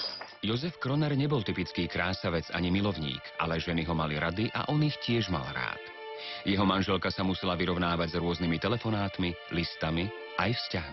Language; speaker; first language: Slovak; native; Slovak